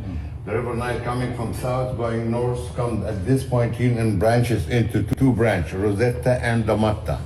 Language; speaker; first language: English; non-native, fluent; Arabic